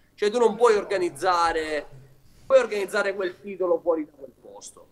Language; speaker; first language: Italian; native; Italian